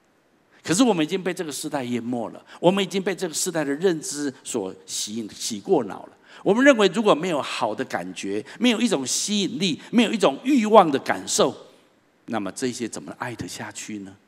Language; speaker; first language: Chinese; native; Chinese